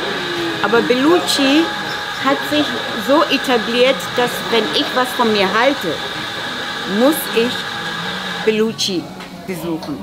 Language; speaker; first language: German; non-native, fluent; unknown